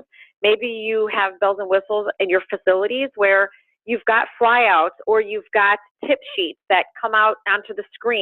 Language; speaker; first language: English; native; English